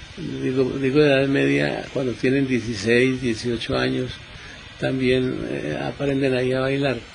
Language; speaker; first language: Spanish; native; Spanish